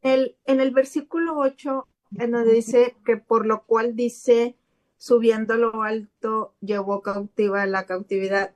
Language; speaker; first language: Spanish; native; Spanish